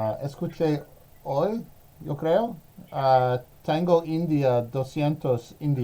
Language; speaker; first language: Spanish; non-native, learner; English